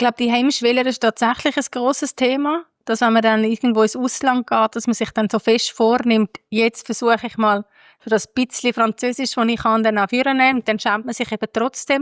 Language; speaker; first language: German; native; German